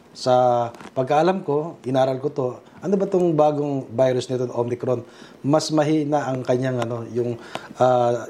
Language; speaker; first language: Filipino; native; Filipino